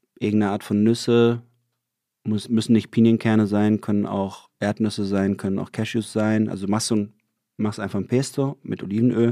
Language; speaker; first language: German; native; German